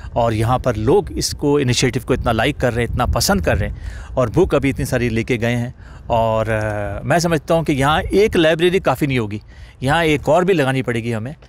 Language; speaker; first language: Urdu; native; Urdu